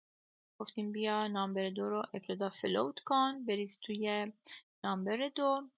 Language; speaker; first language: Persian; native; Persian